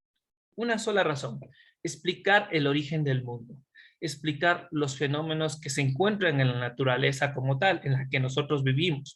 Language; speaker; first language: Spanish; native; Spanish